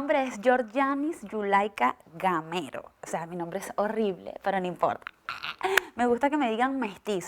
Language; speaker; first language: Spanish; native; Spanish